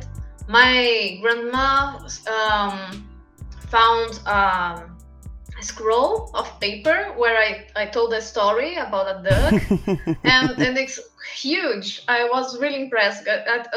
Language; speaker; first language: English; non-native, fluent; Portuguese